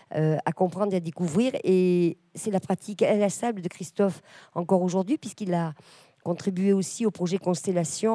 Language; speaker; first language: French; native; French